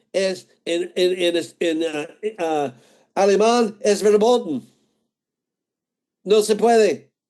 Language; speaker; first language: Spanish; non-native, fluent; English